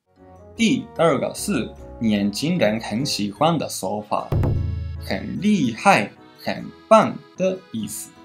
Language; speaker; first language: Chinese; non-native, fluent; Japanese